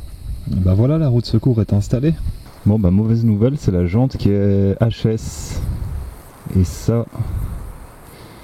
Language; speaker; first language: French; native; French